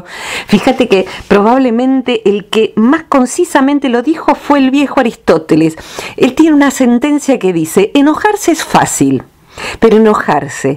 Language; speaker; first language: Spanish; native; Spanish